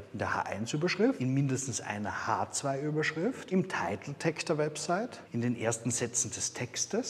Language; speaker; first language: German; native; German